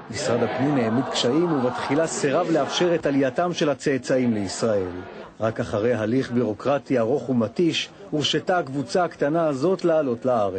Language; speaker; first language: Hebrew; native; Hebrew